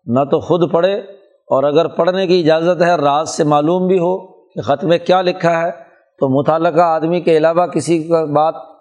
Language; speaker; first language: Urdu; non-native, local second language; Punjabi